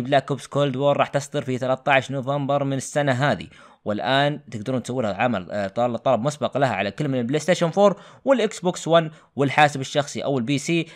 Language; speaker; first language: Arabic; native; Arabic